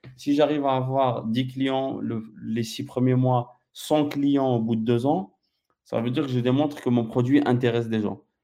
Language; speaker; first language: French; non-native, local second language; Arabic